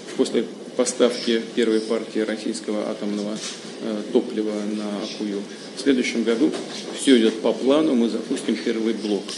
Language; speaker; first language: Russian; native; Russian